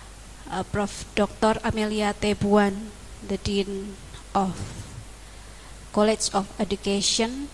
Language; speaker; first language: English; non-native, learner; Indonesian